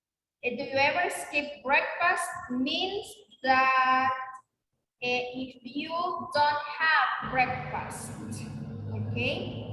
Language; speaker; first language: English; non-native, learner; Spanish